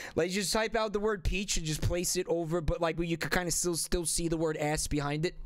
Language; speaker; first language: English; native; English